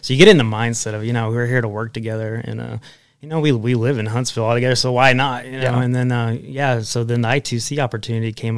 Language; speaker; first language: English; native; English